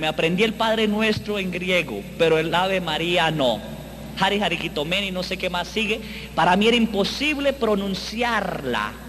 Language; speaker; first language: Spanish; native; Spanish